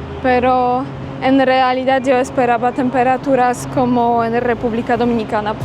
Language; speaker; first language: Spanish; non-native, fluent; Polish